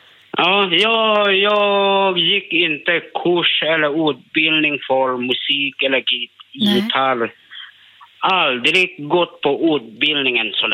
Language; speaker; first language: Swedish; non-native, learner; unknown